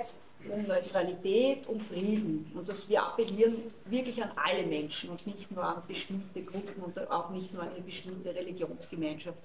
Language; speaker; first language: German; native; German